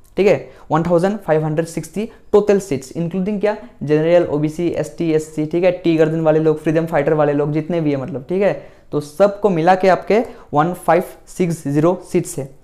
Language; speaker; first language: Hindi; non-native, local second language; Assamese